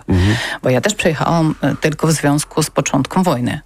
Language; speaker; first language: Polish; non-native, learner; Ukrainian